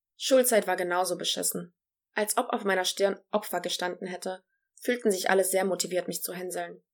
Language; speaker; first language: German; early bilingual, other home language; Polish